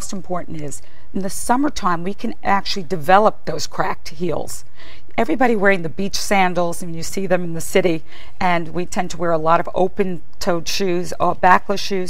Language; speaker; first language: English; native; English